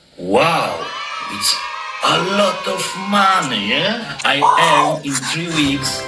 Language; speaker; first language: English; non-native, learner; Polish